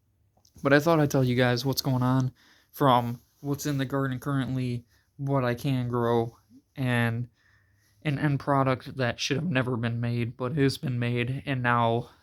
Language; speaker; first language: English; native; English